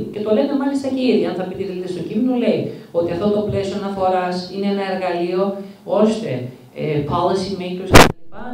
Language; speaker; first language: Greek; early bilingual, heritage; Greek